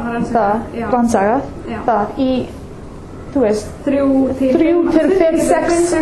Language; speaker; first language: Icelandic; non-native, learner; English